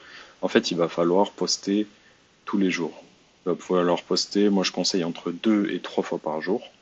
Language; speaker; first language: French; native; French